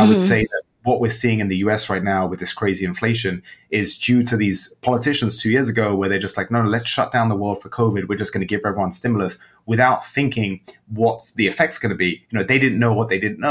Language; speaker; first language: English; native; English